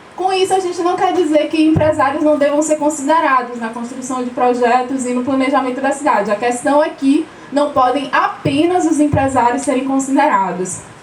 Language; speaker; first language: Portuguese; native; Portuguese